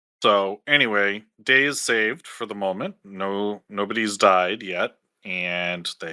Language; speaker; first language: English; native; English